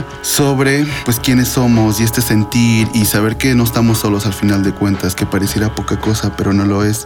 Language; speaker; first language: Spanish; native; Spanish